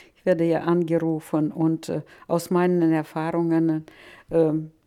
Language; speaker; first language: German; non-native, fluent; Russian